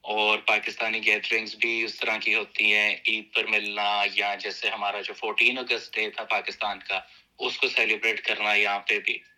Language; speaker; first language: Urdu; native; Urdu